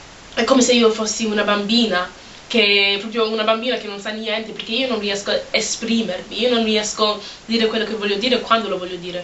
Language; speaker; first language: Italian; non-native, fluent; English